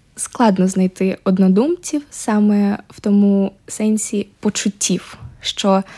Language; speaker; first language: Ukrainian; native; Ukrainian